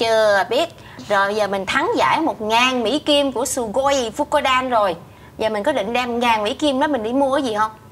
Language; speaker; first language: Vietnamese; native; Vietnamese